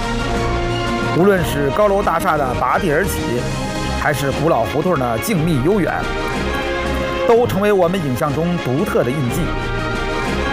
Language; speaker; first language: Chinese; native; Chinese